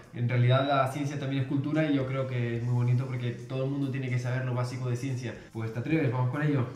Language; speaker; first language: Spanish; native; Spanish